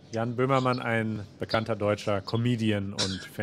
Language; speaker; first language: German; native; German